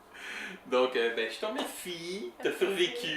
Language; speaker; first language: French; native; French